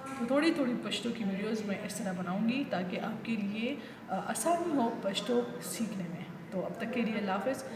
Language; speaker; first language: Urdu; non-native, local second language; Pashto